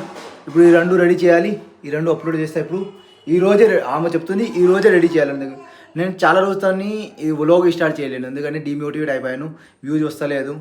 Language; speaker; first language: Telugu; non-native, learner; Hindi